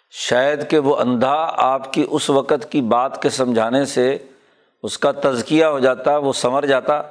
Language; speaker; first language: Urdu; non-native, local second language; Punjabi